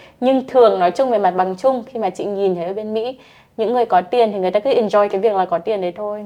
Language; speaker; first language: Vietnamese; native; Vietnamese